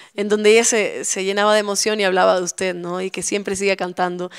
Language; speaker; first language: Spanish; native; Spanish